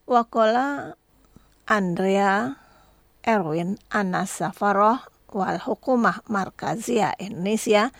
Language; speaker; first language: Arabic; non-native, fluent; Indonesian